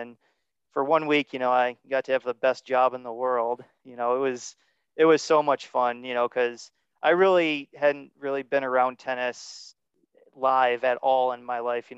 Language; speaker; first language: English; native; English